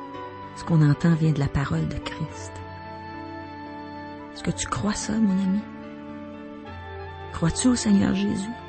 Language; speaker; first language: French; native; French